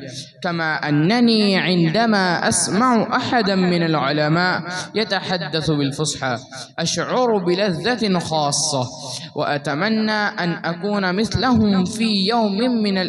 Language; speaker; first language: Arabic; non-native, learner; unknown